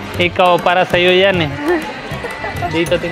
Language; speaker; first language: Filipino; non-native, learner; Punjabi